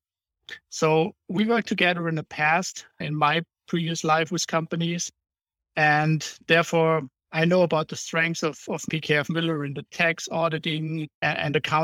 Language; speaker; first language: English; non-native, fluent; German